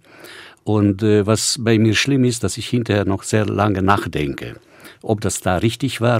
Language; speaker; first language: German; non-native, fluent; Hungarian